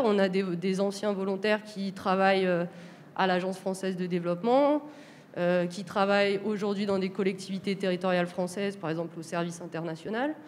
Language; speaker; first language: French; native; French